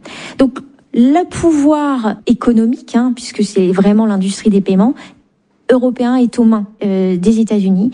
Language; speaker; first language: French; native; French